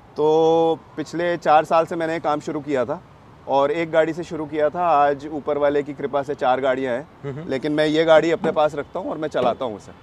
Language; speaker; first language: Hindi; native; Hindi